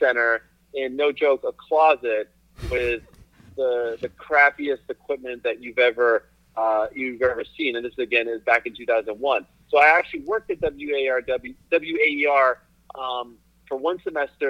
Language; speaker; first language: English; native; English